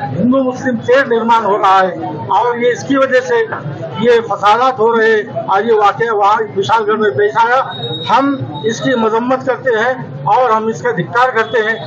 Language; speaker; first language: Urdu; native; Urdu